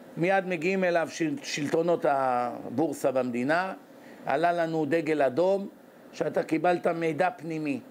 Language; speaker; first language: Hebrew; native; Hebrew